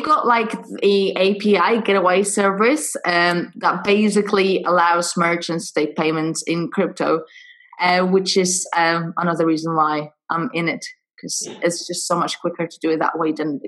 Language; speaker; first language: English; non-native, fluent; Polish